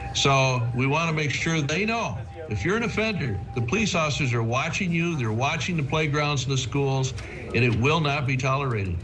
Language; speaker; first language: English; native; English